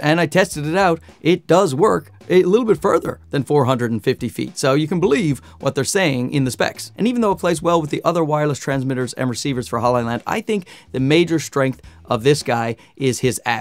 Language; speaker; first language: English; native; English